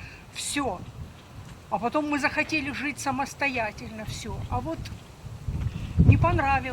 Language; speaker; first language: Russian; native; Russian